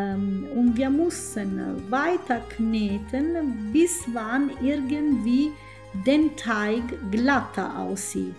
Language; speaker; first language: German; non-native, fluent; Italian